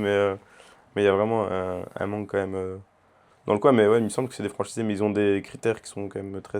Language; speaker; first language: French; native; French